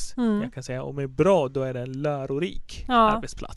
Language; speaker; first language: Swedish; non-native, fluent; Arabic